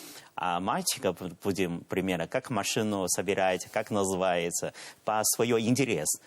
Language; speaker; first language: Russian; non-native, learner; Chinese